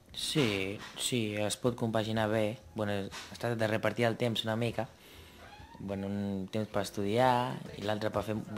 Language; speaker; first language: Catalan; non-native, fluent; Portuguese